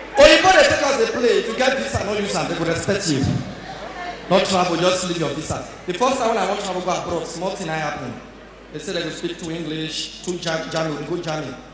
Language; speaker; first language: Nigerian Pidgin; native; Nigerian Pidgin